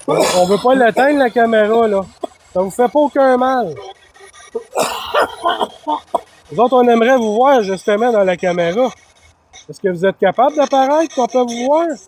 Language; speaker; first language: French; native; French